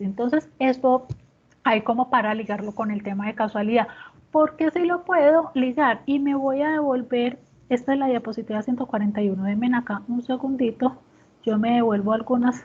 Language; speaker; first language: Spanish; native; Spanish